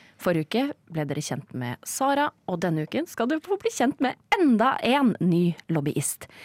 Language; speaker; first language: Norwegian; native; Norwegian